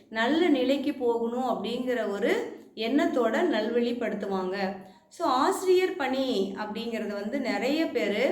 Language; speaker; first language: Tamil; native; Tamil